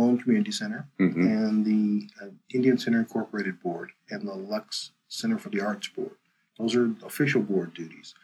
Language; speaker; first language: English; native; English